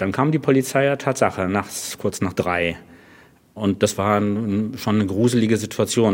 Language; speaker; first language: German; native; German